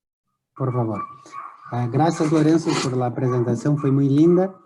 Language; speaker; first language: Spanish; non-native, learner; Portuguese